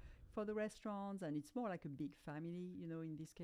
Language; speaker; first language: English; non-native, fluent; French